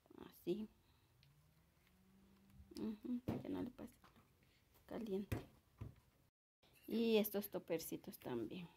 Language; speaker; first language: Spanish; native; Spanish